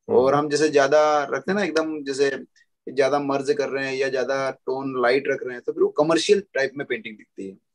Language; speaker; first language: Hindi; native; Hindi